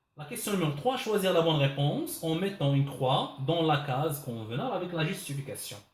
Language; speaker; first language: French; non-native, local second language; Arabic